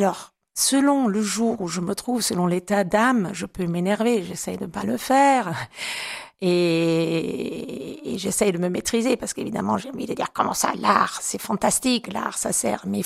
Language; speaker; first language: French; non-native, fluent; German